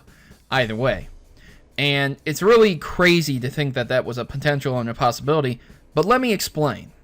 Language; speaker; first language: English; native; English